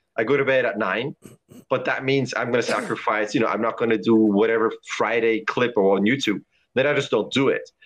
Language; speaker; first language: English; non-native, fluent; German